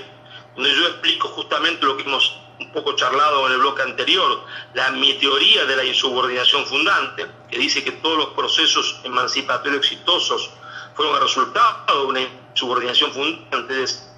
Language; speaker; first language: Spanish; native; Spanish